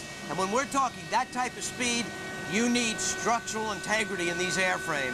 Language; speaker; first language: English; native; English